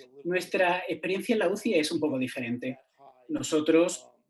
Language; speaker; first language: Spanish; non-native, fluent; Turkish